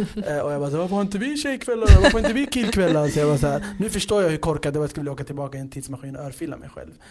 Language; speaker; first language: Swedish; early bilingual, other home language; Amharic